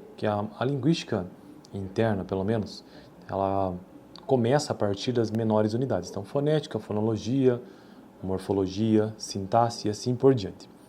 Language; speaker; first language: Portuguese; native; Portuguese